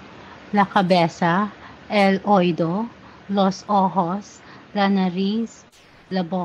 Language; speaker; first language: Spanish; non-native, learner; Filipino